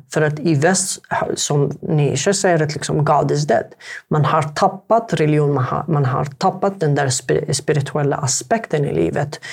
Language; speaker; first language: Swedish; non-native, fluent; Arabic